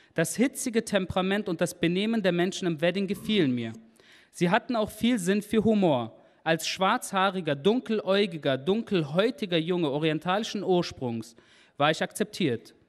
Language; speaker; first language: German; native; German